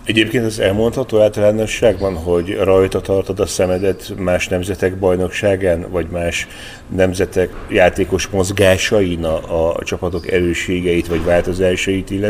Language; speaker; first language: Hungarian; native; Hungarian